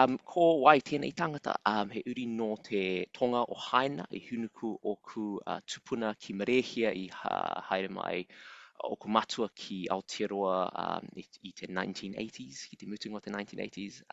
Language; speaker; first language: Māori; non-native, local second language; English